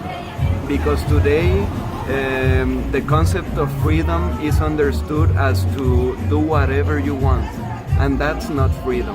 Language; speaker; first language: English; non-native, fluent; Spanish